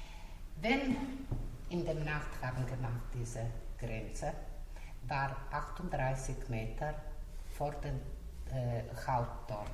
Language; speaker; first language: German; non-native, learner; Slovenian